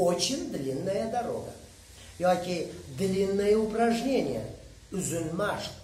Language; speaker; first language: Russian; non-native, fluent; Uzbek